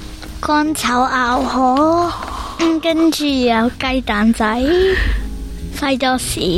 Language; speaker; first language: Cantonese; early bilingual, heritage; Cantonese